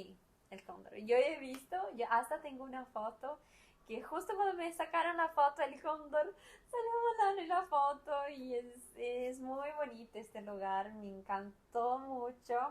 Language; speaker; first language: Spanish; non-native, fluent; Portuguese